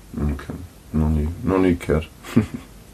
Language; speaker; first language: German; native; German